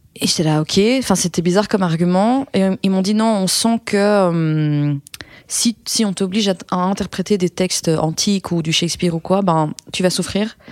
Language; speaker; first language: French; early bilingual, other home language; Persian